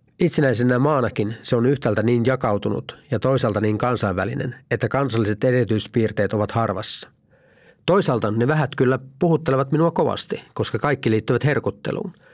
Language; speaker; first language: Finnish; native; Finnish